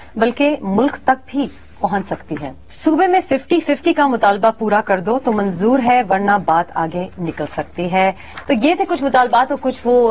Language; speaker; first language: Urdu; non-native, local second language; Pashto